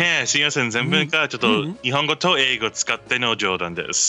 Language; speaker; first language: Japanese; non-native, learner; English